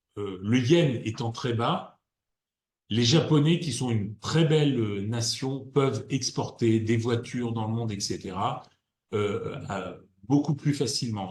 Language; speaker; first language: French; native; French